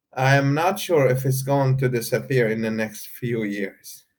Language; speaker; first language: English; non-native, fluent; Arabic